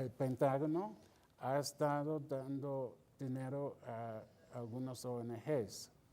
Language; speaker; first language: Spanish; non-native, fluent; English